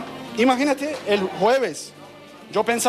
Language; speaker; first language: Spanish; non-native, learner; Turkish